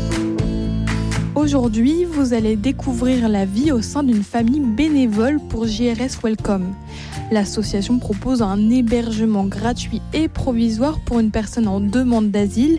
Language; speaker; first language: French; native; French